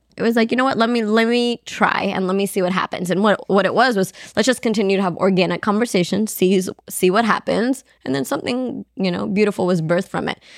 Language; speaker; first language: English; non-native, fluent; Amharic